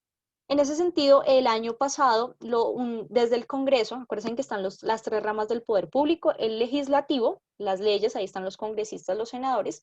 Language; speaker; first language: Spanish; native; Spanish